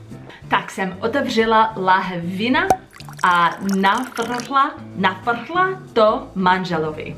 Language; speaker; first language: Czech; non-native, learner; English